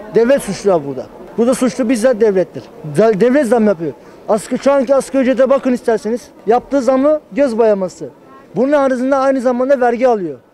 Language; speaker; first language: Turkish; native; Turkish